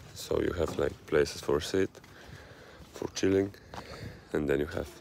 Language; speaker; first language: English; non-native, fluent; Bulgarian